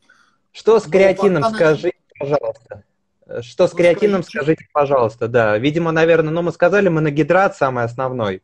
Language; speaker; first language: Russian; native; Russian